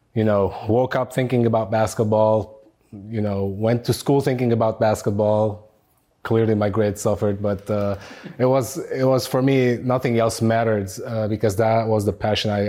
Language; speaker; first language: English; non-native, fluent; Arabic